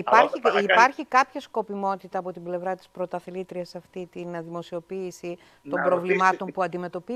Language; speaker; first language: Greek; native; Greek